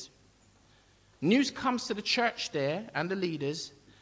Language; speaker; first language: English; native; English